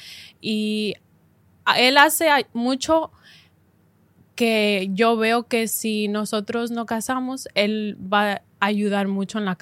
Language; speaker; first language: Spanish; early bilingual, heritage; Spanish